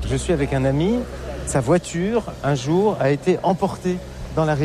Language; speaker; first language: French; native; French